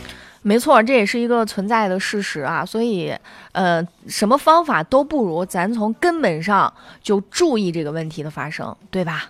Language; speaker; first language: Chinese; native; Chinese